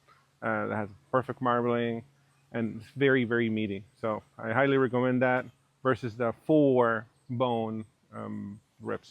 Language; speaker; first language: English; early bilingual, other home language; Spanish